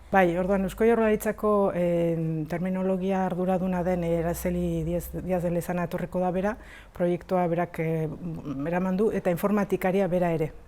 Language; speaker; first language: Basque; native; Basque